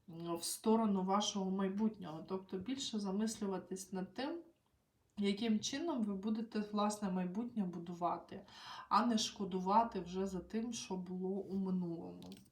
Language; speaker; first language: Ukrainian; non-native, local second language; Russian